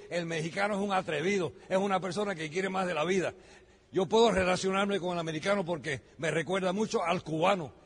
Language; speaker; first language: Spanish; early bilingual, heritage; Spanish